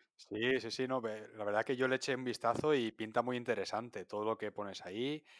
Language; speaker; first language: Spanish; native; Spanish